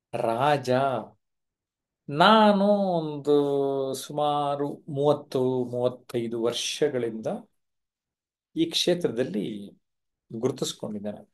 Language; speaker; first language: Kannada; native; Kannada